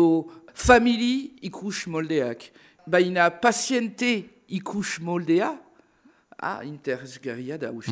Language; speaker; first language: Basque; non-native, local second language; French